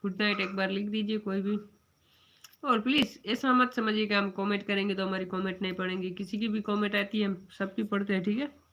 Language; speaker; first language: Hindi; non-native, local second language; Gujarati